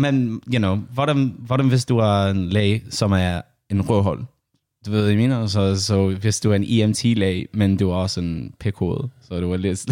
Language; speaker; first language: Danish; non-native, learner; English